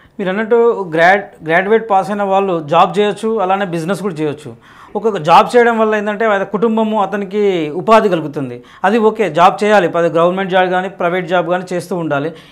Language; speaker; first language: Telugu; native; Telugu